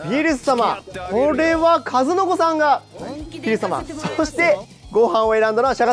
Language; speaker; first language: Japanese; native; Japanese